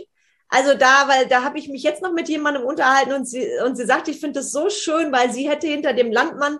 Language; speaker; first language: German; native; German